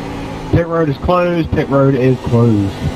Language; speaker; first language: English; native; English